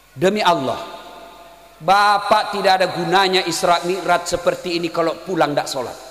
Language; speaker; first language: Indonesian; native; Indonesian